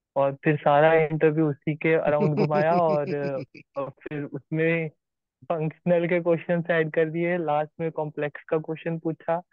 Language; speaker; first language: Hindi; native; Hindi